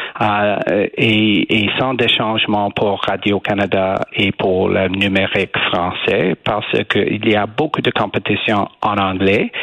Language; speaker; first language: French; non-native, learner; English